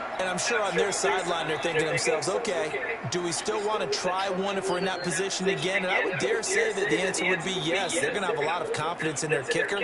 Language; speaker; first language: English; native; English